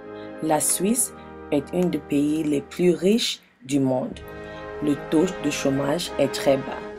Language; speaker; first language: French; non-native, learner; English